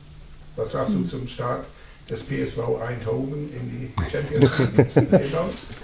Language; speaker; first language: German; native; German